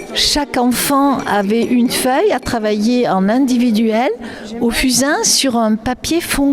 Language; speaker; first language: French; native; French